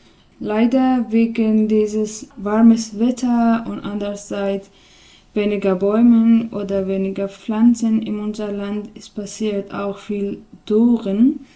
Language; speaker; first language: German; non-native, learner; Persian